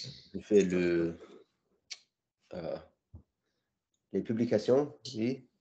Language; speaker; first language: French; non-native, learner; English